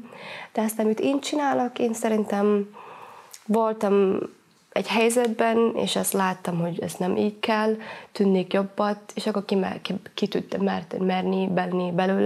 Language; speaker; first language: Hungarian; non-native, fluent; Somali